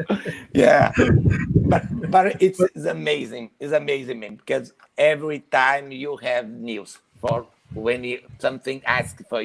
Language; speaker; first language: English; non-native, learner; Portuguese